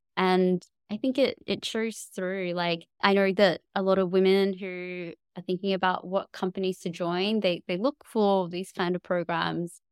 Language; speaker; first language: English; native; English